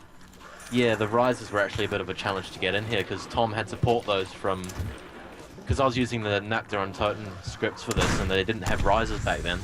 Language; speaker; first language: English; native; English